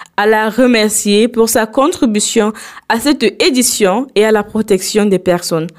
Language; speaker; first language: French; non-native, local second language; Fula